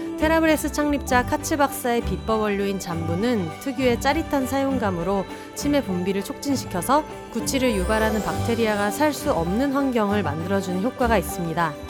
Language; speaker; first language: Korean; native; Korean